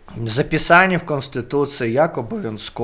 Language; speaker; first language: Polish; non-native, learner; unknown